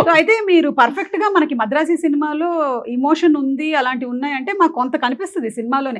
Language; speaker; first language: Telugu; native; Telugu